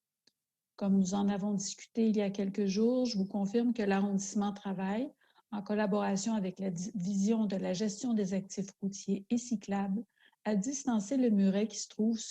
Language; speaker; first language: French; native; French